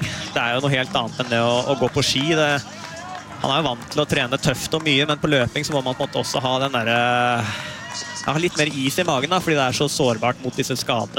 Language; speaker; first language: Norwegian; native; Norwegian